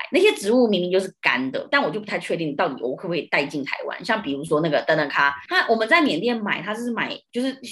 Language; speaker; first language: Chinese; early bilingual, other home language; Burmese